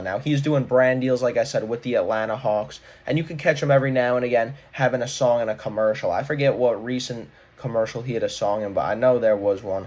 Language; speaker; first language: English; native; English